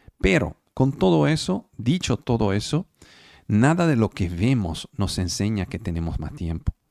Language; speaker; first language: Spanish; non-native, fluent; Italian